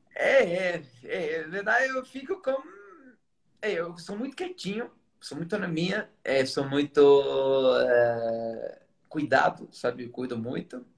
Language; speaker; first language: Portuguese; non-native, fluent; Arabic